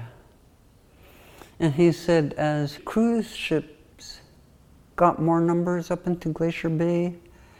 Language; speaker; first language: English; native; English